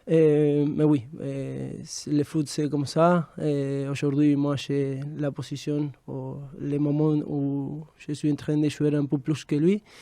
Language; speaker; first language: French; non-native, fluent; Spanish